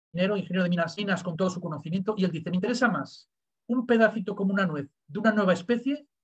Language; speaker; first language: Spanish; native; Spanish